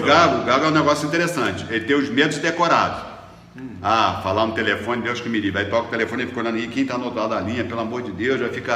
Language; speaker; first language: Portuguese; native; Portuguese